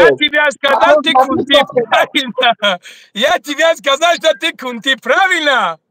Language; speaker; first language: Russian; non-native, learner; Tajik